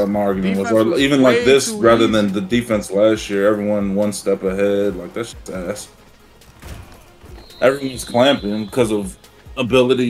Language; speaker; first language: English; native; English